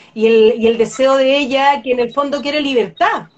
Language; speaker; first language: Spanish; native; Spanish